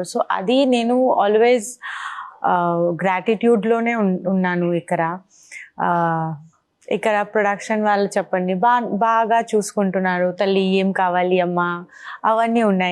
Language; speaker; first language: Telugu; non-native, local second language; Bangla